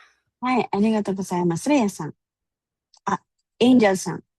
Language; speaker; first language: Japanese; non-native, fluent; Filipino